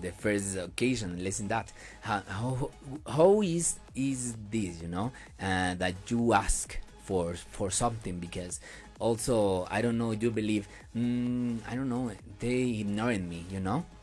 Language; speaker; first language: English; non-native, learner; Spanish